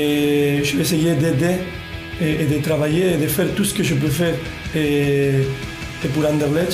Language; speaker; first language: French; non-native, fluent; Spanish